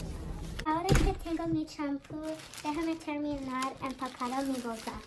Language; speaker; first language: Spanish; non-native, learner; English